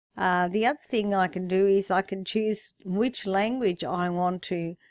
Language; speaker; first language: English; native; English